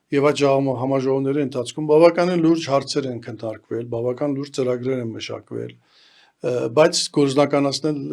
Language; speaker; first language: Armenian; early bilingual, heritage; Armenian